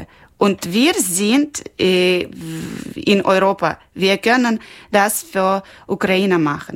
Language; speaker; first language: German; non-native, learner; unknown